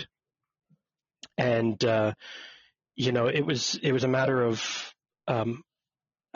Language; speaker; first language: English; native; English